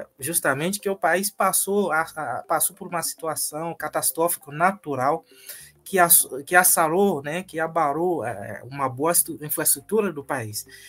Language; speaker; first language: Portuguese; non-native, fluent; Haitian Creole